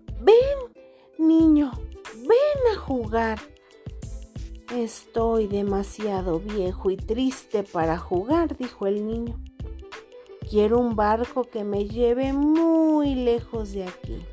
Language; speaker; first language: Spanish; non-native, fluent; Portuguese